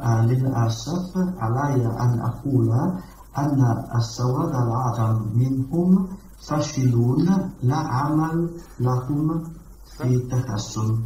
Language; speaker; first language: Arabic; non-native, learner; Italian